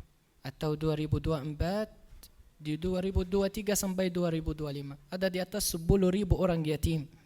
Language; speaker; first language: Indonesian; non-native, learner; Arabic